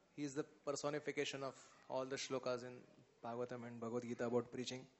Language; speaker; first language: English; non-native, local second language; Marathi